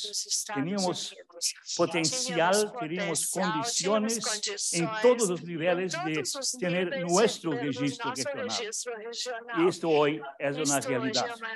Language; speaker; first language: Portuguese; early bilingual, other home language; German